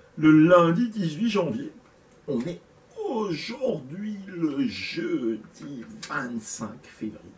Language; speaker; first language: French; native; French